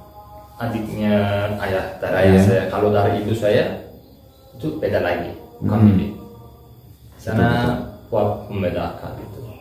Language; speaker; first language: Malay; non-native, learner; Turkish